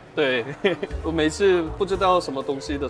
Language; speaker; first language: Chinese; non-native, fluent; Korean